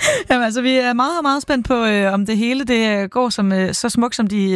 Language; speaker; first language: Danish; native; Danish